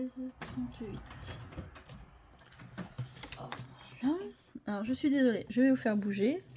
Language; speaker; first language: French; native; French